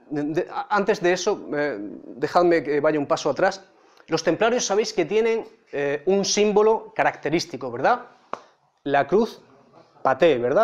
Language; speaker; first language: Spanish; native; Spanish